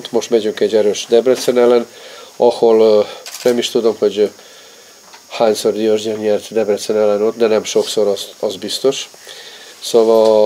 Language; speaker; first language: Hungarian; non-native, fluent; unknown